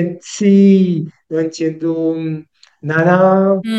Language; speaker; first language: Spanish; non-native, learner; French